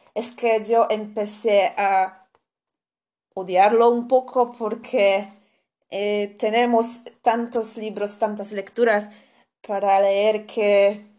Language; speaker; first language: Spanish; non-native, fluent; Polish